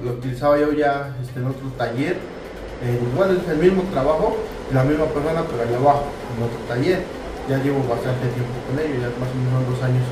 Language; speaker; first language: Spanish; native; Spanish